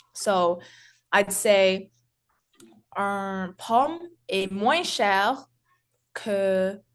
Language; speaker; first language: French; non-native, learner; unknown